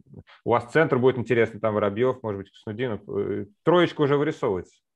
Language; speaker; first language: Russian; native; Russian